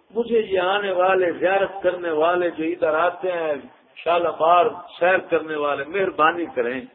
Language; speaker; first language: Urdu; non-native, local second language; Punjabi